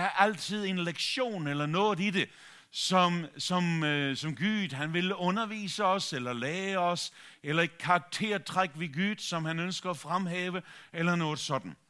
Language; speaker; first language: Danish; native; Danish